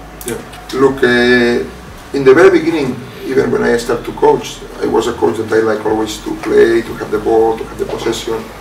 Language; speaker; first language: English; non-native, fluent; Spanish